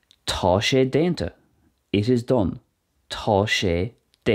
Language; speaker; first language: Irish; non-native, local second language; English